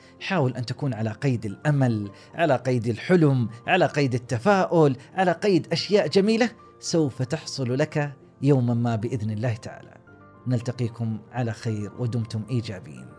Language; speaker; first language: Arabic; native; Arabic